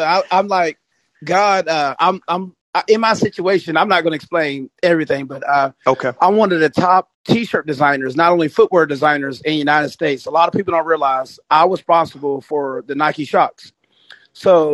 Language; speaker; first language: English; native; English